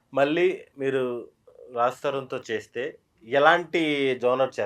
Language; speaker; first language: Telugu; native; Telugu